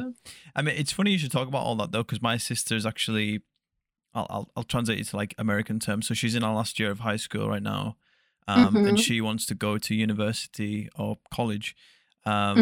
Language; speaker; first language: English; native; English